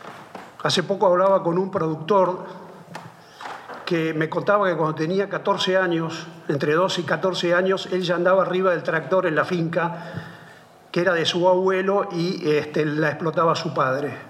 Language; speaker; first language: Spanish; native; Spanish